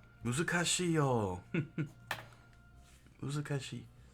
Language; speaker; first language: Japanese; non-native, learner; English